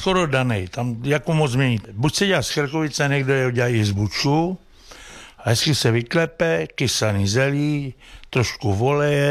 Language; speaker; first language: Czech; native; Czech